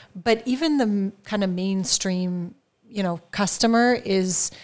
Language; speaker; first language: English; native; English